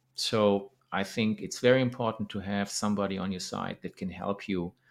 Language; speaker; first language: English; non-native, fluent; German